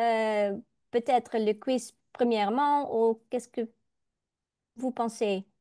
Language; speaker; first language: French; non-native, learner; Dutch